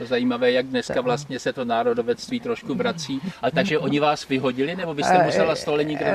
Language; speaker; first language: Czech; native; Czech